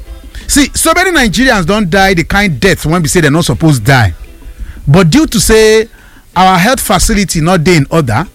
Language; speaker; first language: Nigerian Pidgin; non-native, local second language; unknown